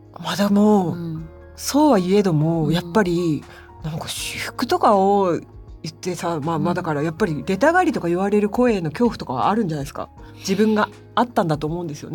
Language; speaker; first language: Japanese; native; Japanese